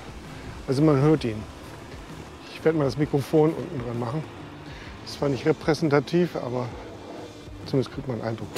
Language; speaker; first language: German; native; German